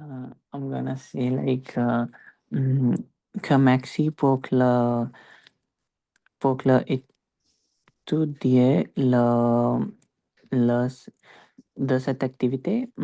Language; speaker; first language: French; non-native, learner; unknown